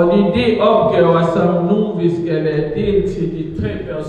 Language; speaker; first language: Danish; non-native, fluent; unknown